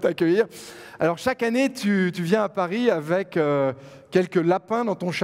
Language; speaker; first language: French; native; French